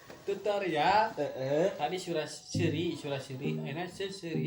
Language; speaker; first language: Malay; non-native, local second language; Sundanese